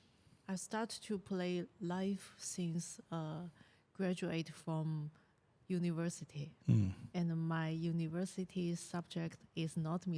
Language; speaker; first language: English; non-native, learner; Chinese